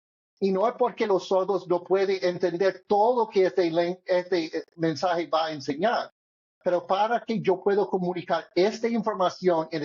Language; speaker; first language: Spanish; non-native, learner; English